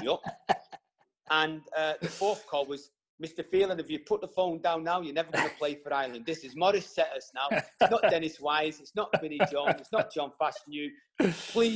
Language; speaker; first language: English; native; English